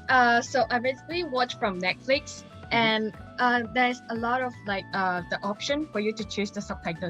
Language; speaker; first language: English; non-native, local second language; Chinese